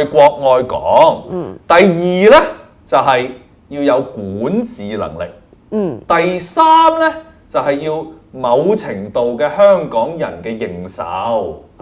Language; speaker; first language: Cantonese; native; Cantonese